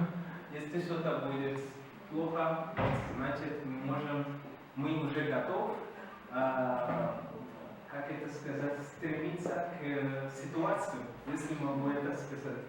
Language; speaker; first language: Russian; non-native, learner; Bambara